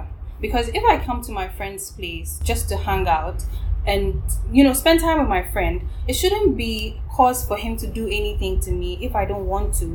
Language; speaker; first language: English; non-native, local second language; Ewe